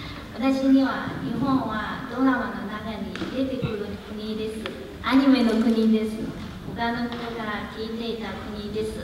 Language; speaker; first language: Japanese; non-native, learner; Chinese